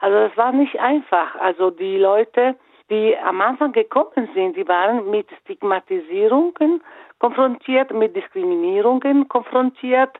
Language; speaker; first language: German; non-native, fluent; Italian